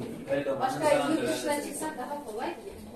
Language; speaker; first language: Turkish; non-native, learner; Turkmen